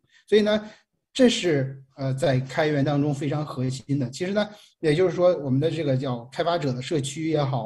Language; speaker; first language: Chinese; native; Chinese